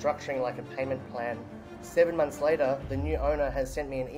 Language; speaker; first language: English; native; English